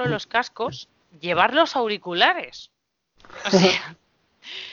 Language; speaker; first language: Spanish; native; Spanish